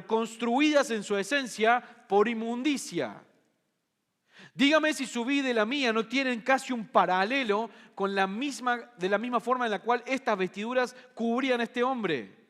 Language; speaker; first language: Spanish; native; Spanish